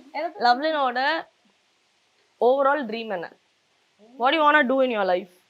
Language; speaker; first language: Tamil; native; Tamil